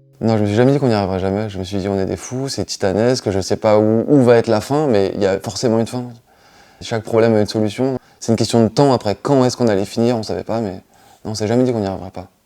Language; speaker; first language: French; native; French